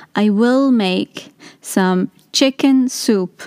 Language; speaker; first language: English; non-native, fluent; Arabic